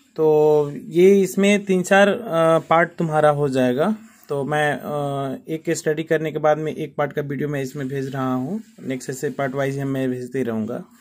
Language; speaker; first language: Hindi; native; Hindi